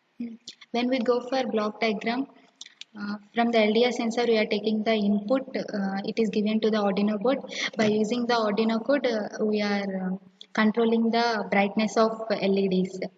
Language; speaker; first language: English; non-native, local second language; Telugu